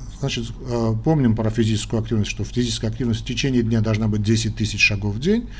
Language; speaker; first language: Russian; non-native, local second language; Armenian